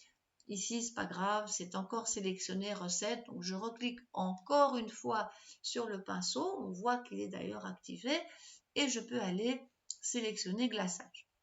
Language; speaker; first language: French; native; French